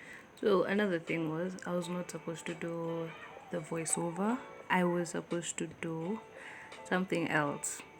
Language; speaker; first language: English; non-native, local second language; Swahili